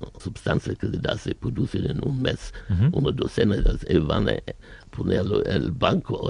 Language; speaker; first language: Spanish; non-native, learner; German